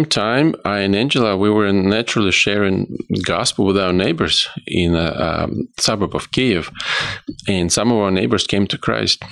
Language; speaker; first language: English; non-native, fluent; Ukrainian